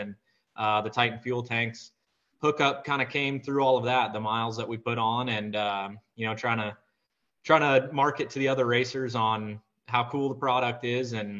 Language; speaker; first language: English; native; English